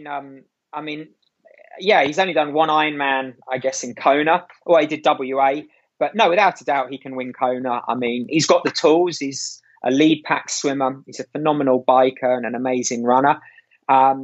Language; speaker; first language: English; native; English